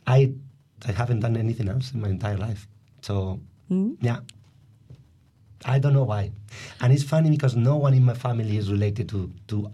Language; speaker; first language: English; non-native, fluent; Spanish